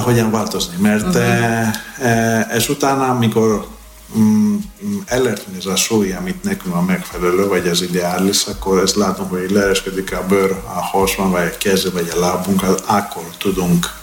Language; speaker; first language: Hungarian; non-native, learner; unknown